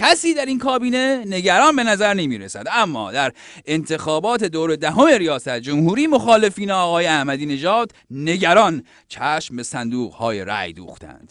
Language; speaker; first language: Persian; native; Persian